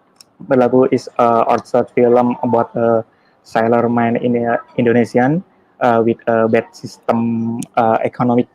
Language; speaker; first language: English; non-native, learner; Indonesian